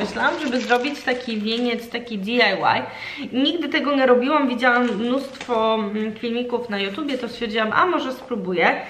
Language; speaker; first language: Polish; early bilingual, heritage; Polish